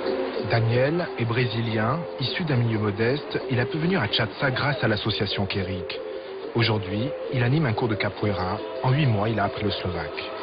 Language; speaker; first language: French; native; French